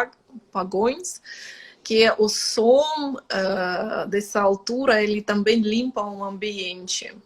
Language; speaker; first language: Portuguese; non-native, fluent; Ukrainian